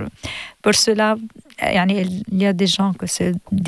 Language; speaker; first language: French; non-native, learner; Arabic